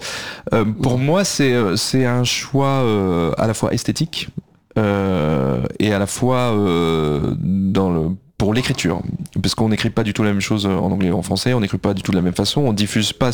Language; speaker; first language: French; native; French